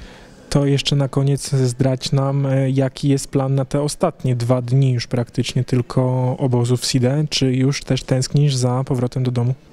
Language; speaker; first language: Polish; native; Polish